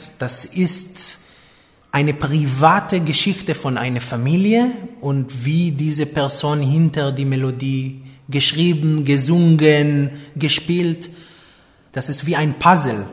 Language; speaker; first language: German; non-native, fluent; Hebrew